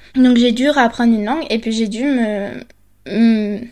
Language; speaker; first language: French; early bilingual, other home language; Spanish